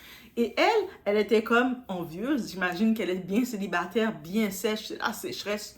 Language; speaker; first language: French; native; French